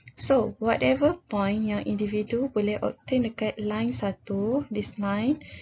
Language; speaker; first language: English; non-native, local second language; Malay